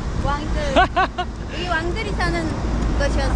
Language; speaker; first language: Korean; non-native, fluent; Armenian